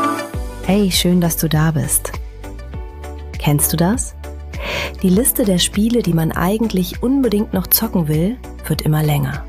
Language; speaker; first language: German; native; German